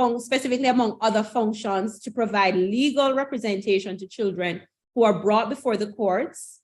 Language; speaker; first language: English; native; English